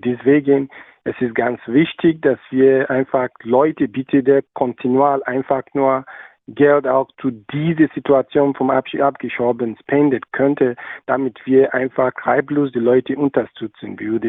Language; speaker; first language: German; non-native, learner; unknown